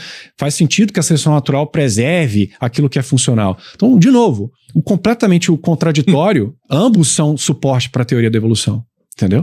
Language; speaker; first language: Portuguese; native; Portuguese